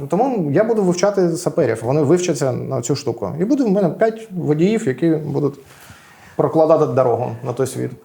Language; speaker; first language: Ukrainian; non-native, local second language; Russian